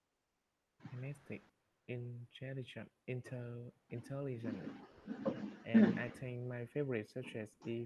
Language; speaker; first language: English; non-native, learner; Vietnamese